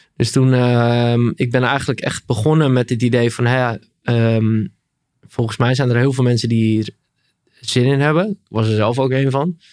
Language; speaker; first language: Dutch; native; Dutch